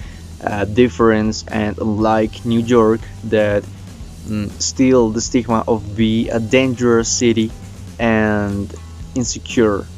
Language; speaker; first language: English; non-native, learner; Spanish